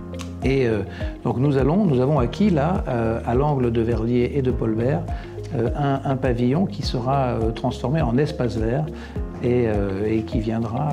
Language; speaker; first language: French; native; French